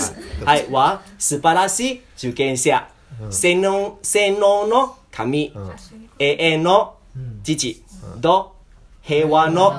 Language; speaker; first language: Japanese; non-native, learner; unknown